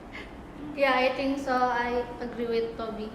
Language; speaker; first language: English; non-native, learner; Indonesian